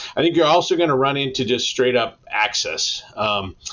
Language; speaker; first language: English; native; English